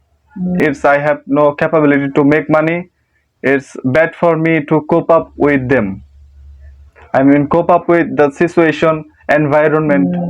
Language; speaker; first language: English; non-native, learner; Bangla